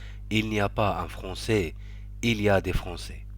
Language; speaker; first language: French; non-native, fluent; Arabic